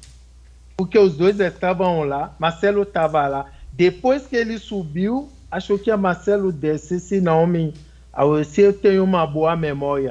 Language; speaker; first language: Portuguese; non-native, fluent; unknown